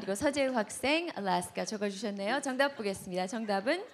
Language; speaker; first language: Korean; native; Korean